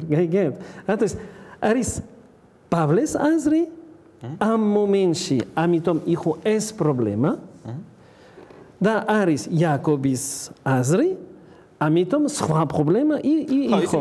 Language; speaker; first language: Georgian; non-native, learner; French